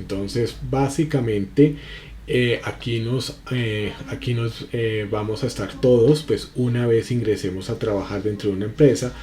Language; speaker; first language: Spanish; native; Spanish